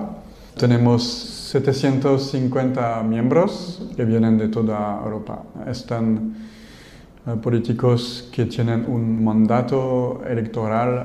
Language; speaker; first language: Spanish; non-native, learner; French